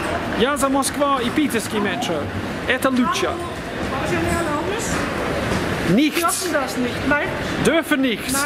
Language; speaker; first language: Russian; non-native, learner; English